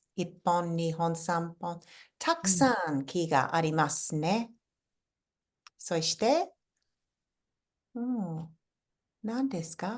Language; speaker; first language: Japanese; non-native, fluent; English